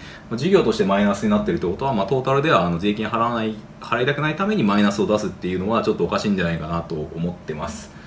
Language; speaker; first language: Japanese; native; Japanese